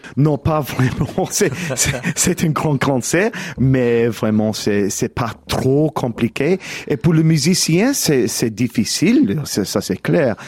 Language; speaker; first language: French; non-native, learner; English